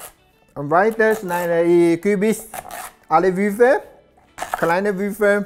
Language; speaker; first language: German; non-native, learner; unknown